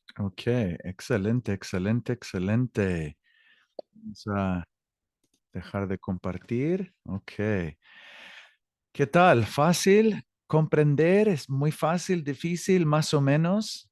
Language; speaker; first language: Spanish; non-native, fluent; English